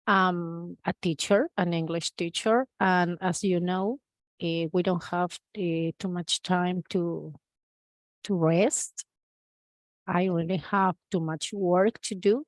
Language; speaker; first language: English; non-native, learner; Spanish